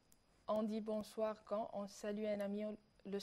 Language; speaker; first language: French; non-native, learner; Arabic